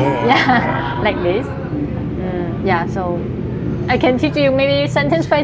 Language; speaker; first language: English; non-native, fluent; Chinese